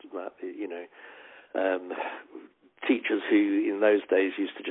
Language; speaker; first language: English; native; English